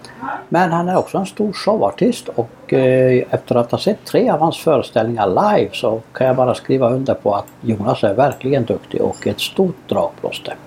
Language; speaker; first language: Swedish; native; Swedish